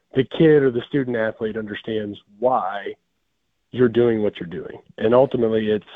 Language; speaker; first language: English; native; English